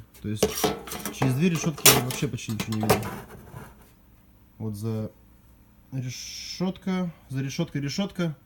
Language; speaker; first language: Russian; native; Russian